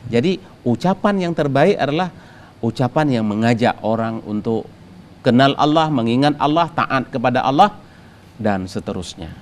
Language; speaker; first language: Indonesian; native; Indonesian